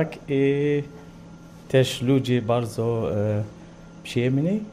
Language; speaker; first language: Polish; non-native, learner; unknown